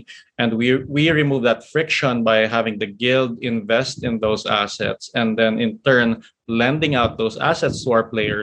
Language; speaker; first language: English; non-native, local second language; Filipino